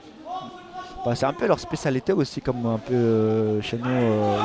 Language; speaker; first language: French; native; French